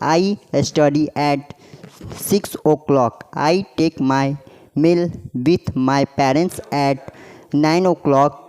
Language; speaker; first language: English; non-native, learner; Hindi